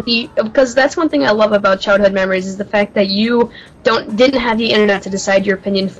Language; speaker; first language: English; native; English